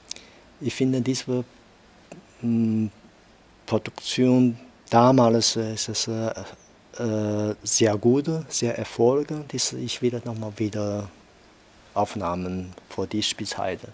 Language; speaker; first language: German; non-native, learner; Chinese